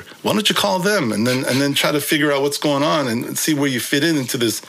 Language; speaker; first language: English; early bilingual, other home language; Korean